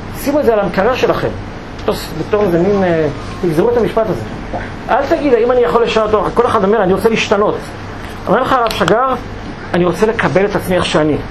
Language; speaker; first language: Hebrew; native; Hebrew